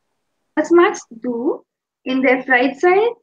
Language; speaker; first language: German; non-native, fluent; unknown